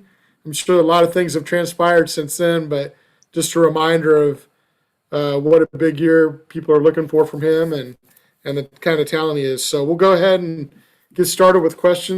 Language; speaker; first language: English; native; English